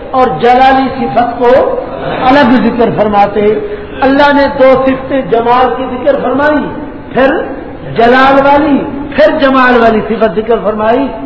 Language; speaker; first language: Urdu; non-native, local second language; Punjabi